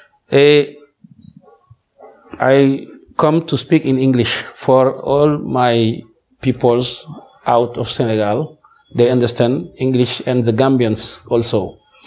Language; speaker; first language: English; non-native, learner; Wolof